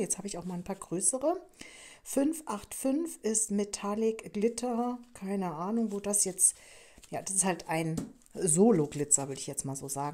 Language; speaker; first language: German; native; German